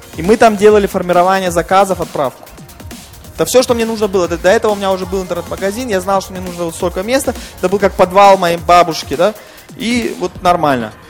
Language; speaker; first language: Russian; non-native, fluent; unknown